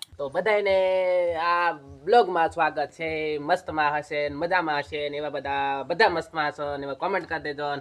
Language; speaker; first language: Gujarati; native; Gujarati